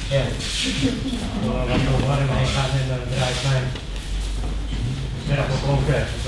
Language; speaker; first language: Dutch; native; Dutch